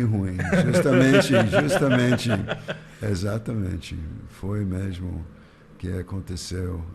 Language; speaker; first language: Portuguese; non-native, fluent; English